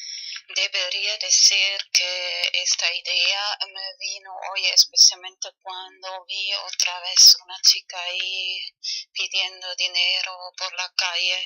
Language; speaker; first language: Spanish; non-native, learner; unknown